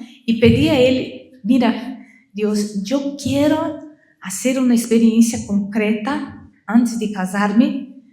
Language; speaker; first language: Spanish; non-native, learner; Portuguese